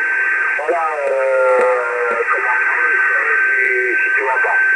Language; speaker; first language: French; native; French